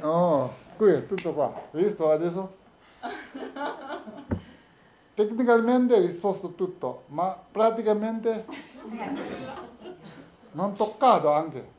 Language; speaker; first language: Italian; non-native, learner; Tibetan